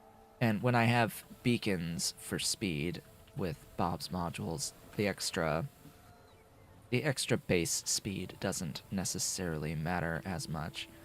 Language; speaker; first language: English; native; English